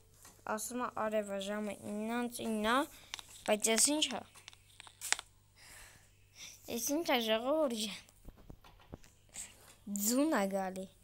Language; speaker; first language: Armenian; early bilingual, heritage; Armenian